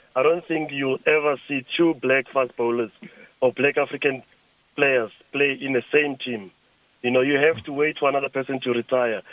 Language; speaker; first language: English; non-native, local second language; Tsonga